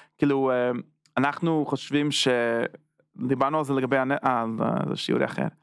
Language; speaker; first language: Hebrew; non-native, fluent; English